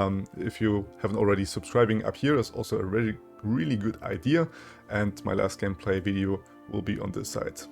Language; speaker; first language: English; non-native, fluent; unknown